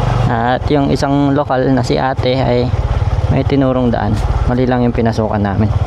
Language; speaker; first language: Filipino; native; Filipino